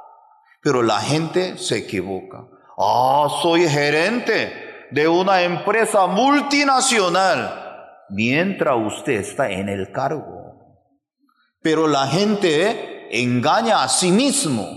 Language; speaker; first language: Spanish; non-native, fluent; Korean